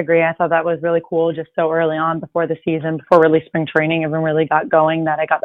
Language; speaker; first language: English; early bilingual, other home language; Spanish